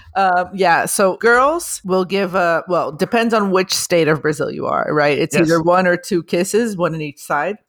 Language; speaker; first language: English; non-native, fluent; Portuguese